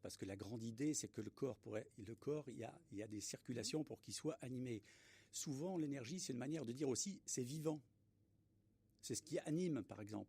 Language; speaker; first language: French; native; French